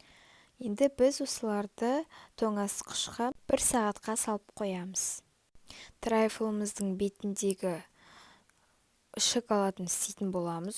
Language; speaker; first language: Kazakh; native; Kazakh